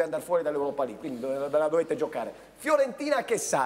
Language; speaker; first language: Italian; native; Italian